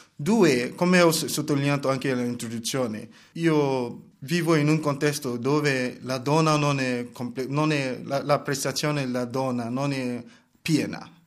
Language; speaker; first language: Italian; non-native, fluent; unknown